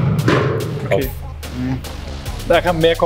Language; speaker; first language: German; native; German